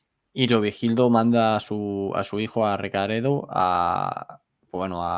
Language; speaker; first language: Spanish; native; Spanish